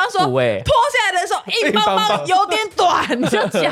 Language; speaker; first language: Chinese; native; Chinese